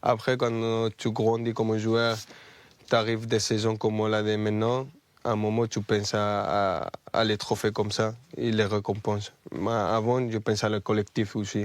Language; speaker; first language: French; non-native, fluent; Spanish